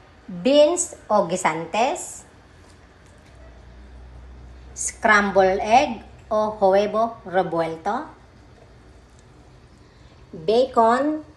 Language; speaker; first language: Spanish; non-native, learner; Filipino